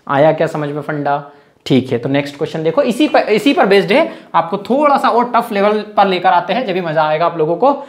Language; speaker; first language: Hindi; native; Hindi